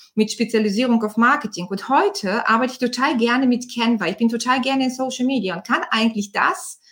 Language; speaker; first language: German; non-native, fluent; Bulgarian